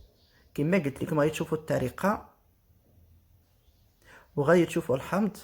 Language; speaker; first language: Arabic; native; Arabic